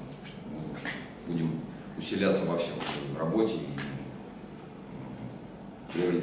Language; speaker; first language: Russian; native; Russian